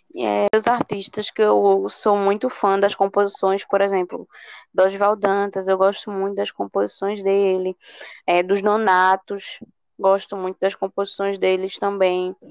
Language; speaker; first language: Portuguese; native; Portuguese